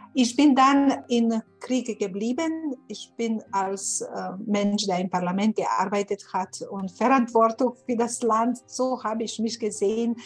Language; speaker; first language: German; non-native, fluent; Bosnian